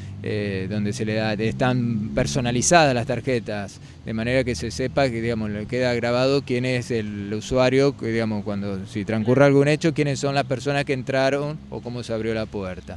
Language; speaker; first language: Spanish; native; Spanish